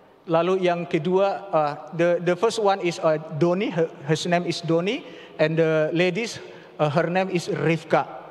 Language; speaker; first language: English; non-native, learner; Indonesian